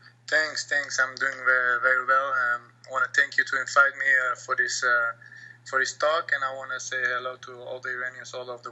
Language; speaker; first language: English; non-native, fluent; Dutch